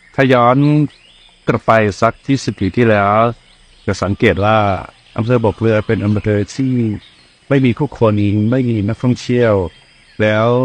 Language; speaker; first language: Thai; native; Thai